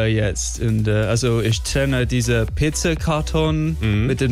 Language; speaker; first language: German; non-native, fluent; English